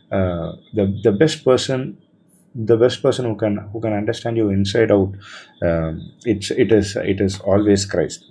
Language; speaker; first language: English; non-native, local second language; Tamil